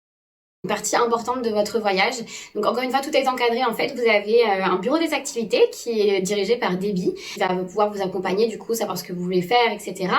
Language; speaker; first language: French; native; French